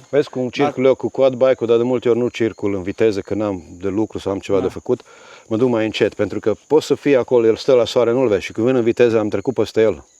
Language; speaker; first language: Romanian; native; Romanian